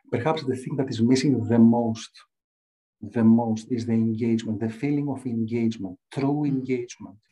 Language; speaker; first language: English; non-native, fluent; Greek